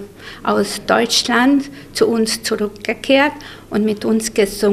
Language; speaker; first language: German; non-native, local second language; Hungarian